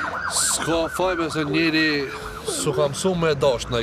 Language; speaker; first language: Albanian; native; Albanian